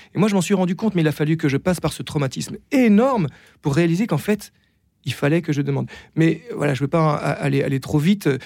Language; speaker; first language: French; native; French